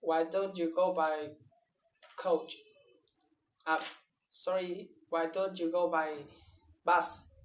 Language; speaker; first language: English; non-native, learner; Vietnamese